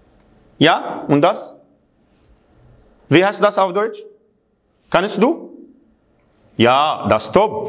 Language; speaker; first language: German; non-native, fluent; Arabic